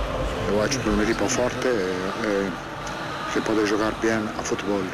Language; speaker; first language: Portuguese; non-native, fluent; Italian